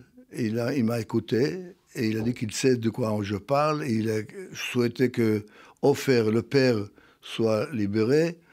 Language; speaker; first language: French; non-native, fluent; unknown